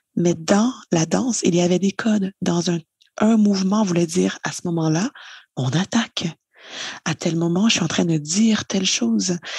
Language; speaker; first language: French; native; French